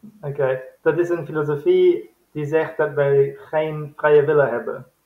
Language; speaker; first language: Dutch; non-native, fluent; German